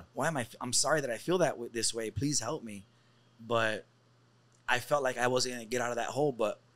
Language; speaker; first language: English; native; English